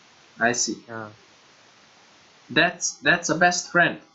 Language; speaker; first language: English; non-native, fluent; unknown